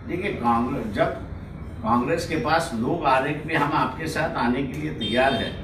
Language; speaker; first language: Hindi; non-native, local second language; Marathi